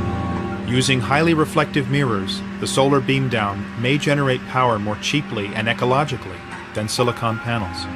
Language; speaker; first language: English; native; English